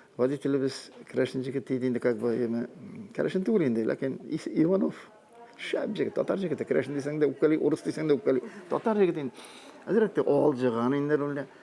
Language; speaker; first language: Tatar; native; Tatar